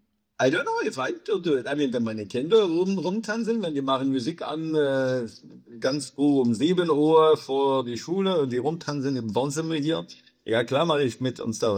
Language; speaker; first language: German; non-native, fluent; English